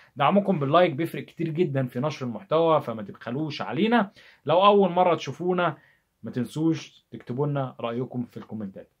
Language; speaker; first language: Arabic; native; Arabic